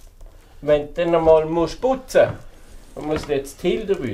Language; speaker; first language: German; native; German